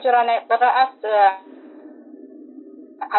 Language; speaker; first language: Arabic; non-native, learner; Tigrinya